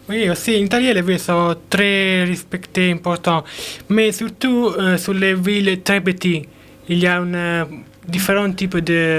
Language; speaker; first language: French; non-native, learner; Italian